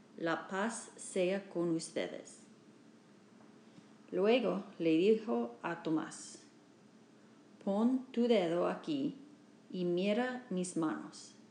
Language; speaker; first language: Spanish; non-native, learner; English